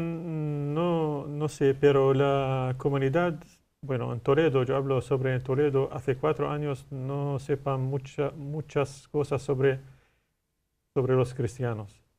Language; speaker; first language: Spanish; non-native, learner; Arabic